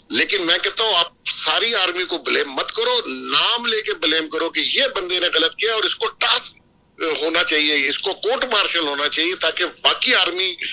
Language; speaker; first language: Urdu; native; Urdu